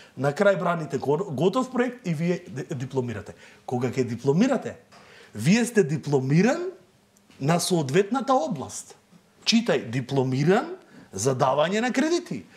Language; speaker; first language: Macedonian; native; Macedonian